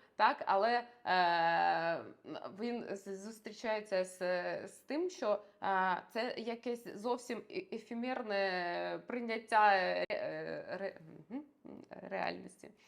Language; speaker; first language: Ukrainian; non-native, local second language; Russian